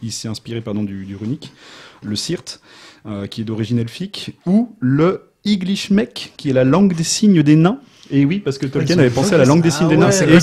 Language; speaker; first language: French; native; French